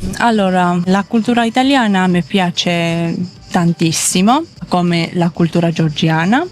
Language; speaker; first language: Italian; non-native, fluent; Georgian